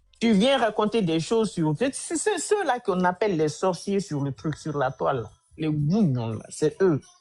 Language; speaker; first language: French; native; French